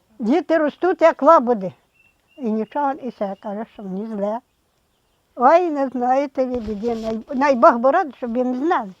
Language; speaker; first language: Ukrainian; native; Ukrainian